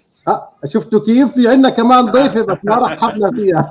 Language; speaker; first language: Arabic; native; Arabic